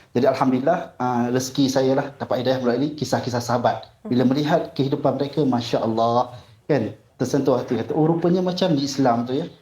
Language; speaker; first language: Malay; non-native, local second language; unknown